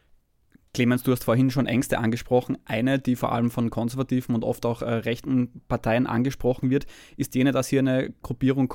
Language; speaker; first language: German; native; German